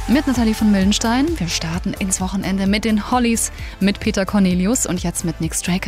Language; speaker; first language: German; native; German